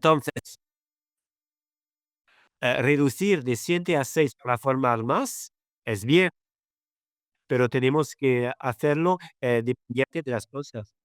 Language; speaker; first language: Spanish; non-native, fluent; Arabic